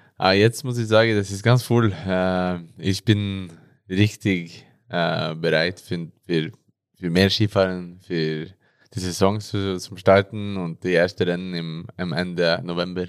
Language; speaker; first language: German; non-native, learner; Norwegian